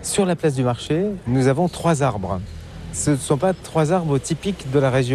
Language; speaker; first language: French; native; French